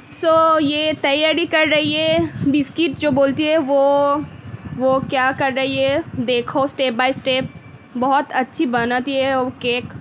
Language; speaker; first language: Hindi; non-native, local second language; Bangla